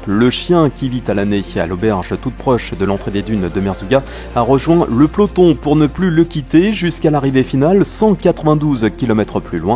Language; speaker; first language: French; native; French